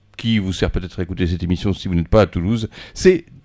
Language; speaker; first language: French; native; French